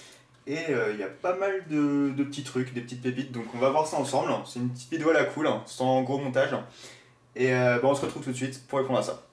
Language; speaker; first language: French; native; French